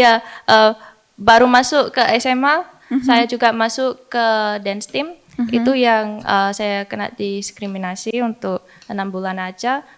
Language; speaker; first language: Indonesian; early bilingual, heritage; English